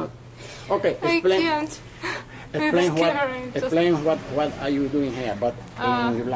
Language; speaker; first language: English; non-native, learner; Spanish